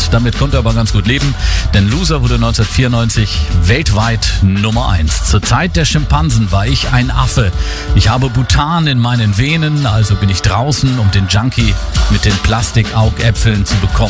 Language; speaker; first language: German; native; German